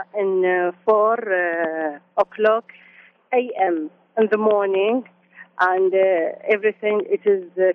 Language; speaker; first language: English; non-native, learner; Arabic